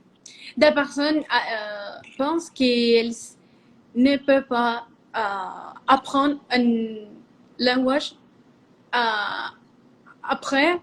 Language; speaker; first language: French; non-native, learner; Spanish